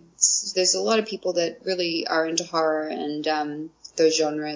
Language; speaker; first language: English; native; English